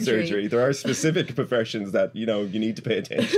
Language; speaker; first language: English; native; English